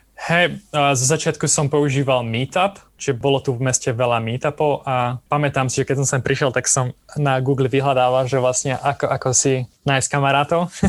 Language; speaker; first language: Slovak; native; Slovak